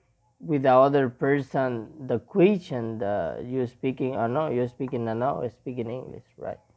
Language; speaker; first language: English; non-native, learner; Spanish